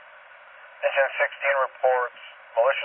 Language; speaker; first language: English; native; English